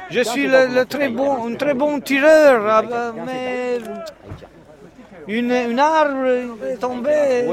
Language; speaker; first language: French; non-native, learner; Romanian